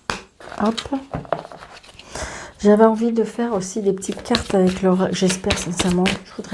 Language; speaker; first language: French; native; French